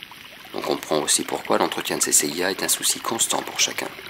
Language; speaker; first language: French; native; French